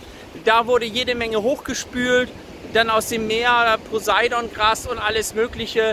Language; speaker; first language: German; native; German